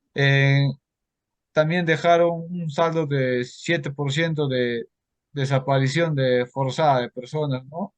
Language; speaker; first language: Spanish; native; Spanish